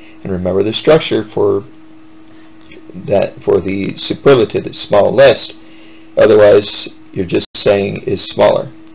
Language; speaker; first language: English; native; English